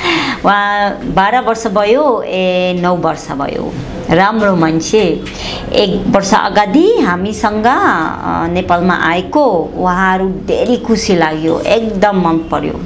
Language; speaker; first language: Nepali; non-native, learner; Dutch